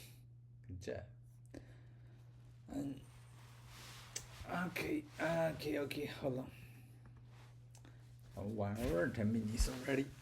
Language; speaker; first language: English; non-native, learner; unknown